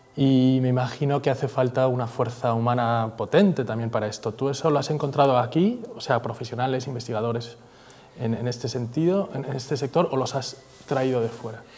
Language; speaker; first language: Spanish; native; Spanish